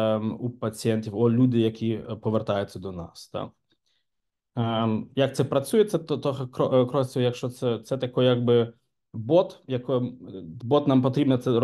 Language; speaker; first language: Ukrainian; non-native, local second language; Russian